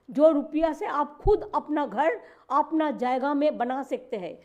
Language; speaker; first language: Hindi; non-native, local second language; Bangla